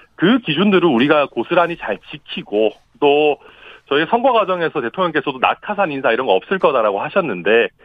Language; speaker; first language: Korean; native; Korean